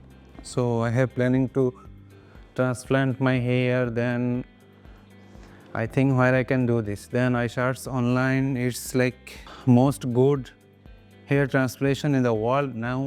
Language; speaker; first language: English; non-native, local second language; Bangla